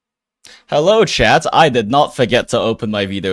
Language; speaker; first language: English; native; English